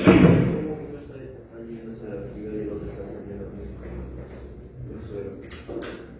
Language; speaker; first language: Spanish; native; Spanish